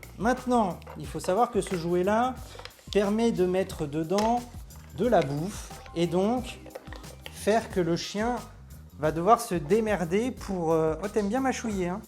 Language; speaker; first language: French; native; French